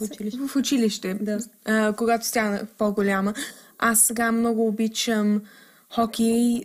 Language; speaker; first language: Bulgarian; early bilingual, heritage; English